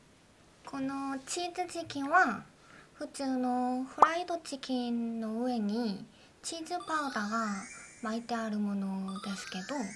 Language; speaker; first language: Japanese; non-native, learner; Korean